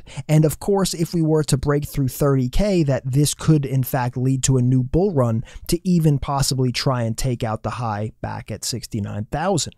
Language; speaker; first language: English; native; English